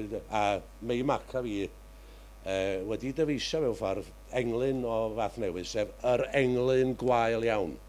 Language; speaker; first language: Welsh; native; Welsh